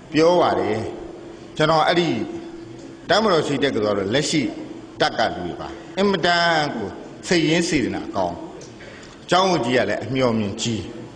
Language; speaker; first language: Burmese; native; Burmese